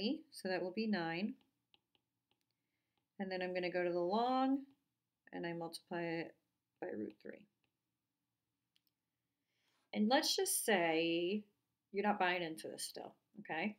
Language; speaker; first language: English; native; English